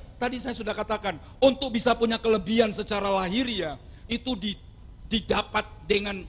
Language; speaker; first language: Indonesian; non-native, local second language; Javanese